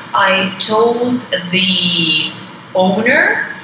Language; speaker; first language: English; non-native, fluent; Estonian